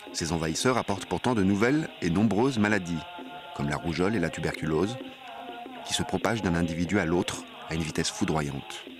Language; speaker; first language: French; native; French